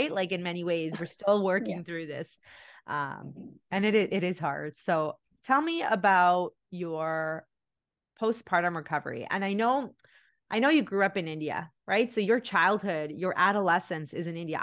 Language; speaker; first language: English; early bilingual, other home language; Tamil